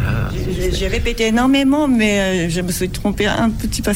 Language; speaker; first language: French; non-native, fluent; Japanese